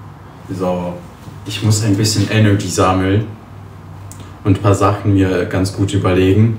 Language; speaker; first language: German; early bilingual, other home language; Polish